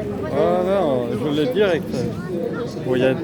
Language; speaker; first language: French; native; French